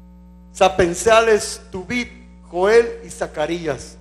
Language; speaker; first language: Spanish; native; Spanish